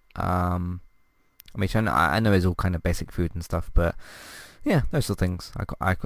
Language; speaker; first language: English; native; English